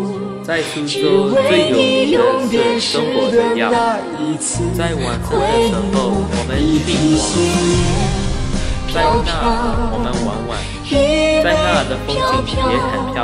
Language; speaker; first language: Chinese; non-native, learner; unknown